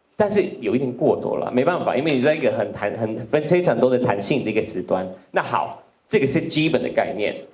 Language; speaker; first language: Chinese; non-native, fluent; English